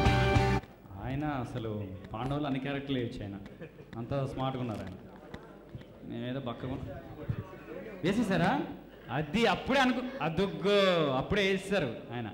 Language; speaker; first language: Telugu; native; Telugu